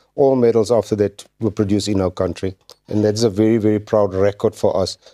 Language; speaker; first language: English; non-native, local second language; Afrikaans